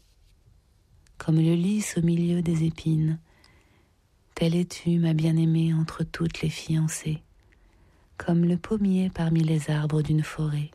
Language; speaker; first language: French; native; French